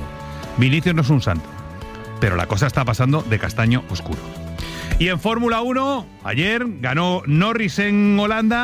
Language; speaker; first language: Spanish; native; Spanish